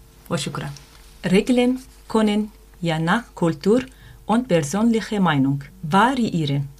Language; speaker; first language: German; non-native, learner; Arabic